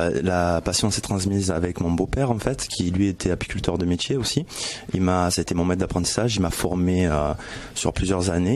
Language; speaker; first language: French; native; French